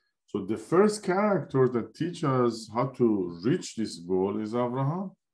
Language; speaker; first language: English; non-native, fluent; Persian